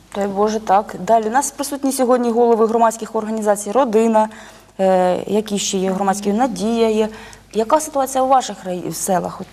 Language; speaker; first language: Ukrainian; native; Ukrainian